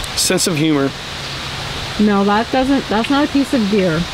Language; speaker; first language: English; native; English